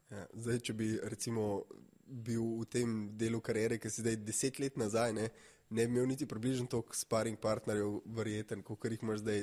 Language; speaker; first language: Slovenian; native; Slovenian